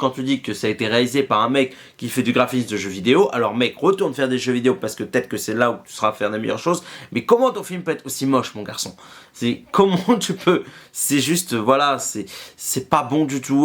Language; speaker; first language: French; native; French